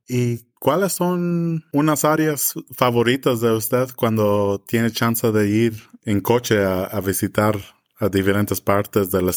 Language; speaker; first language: Spanish; early bilingual, heritage; English